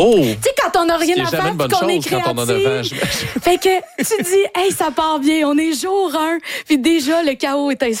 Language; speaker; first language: French; native; French